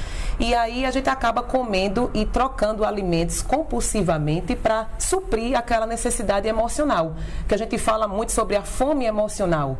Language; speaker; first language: Portuguese; native; Portuguese